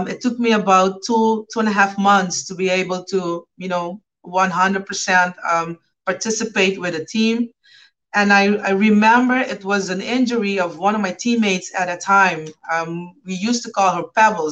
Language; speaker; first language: English; non-native, fluent; Papiamento